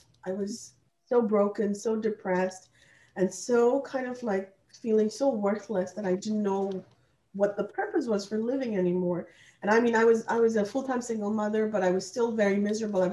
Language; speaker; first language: English; non-native, local second language; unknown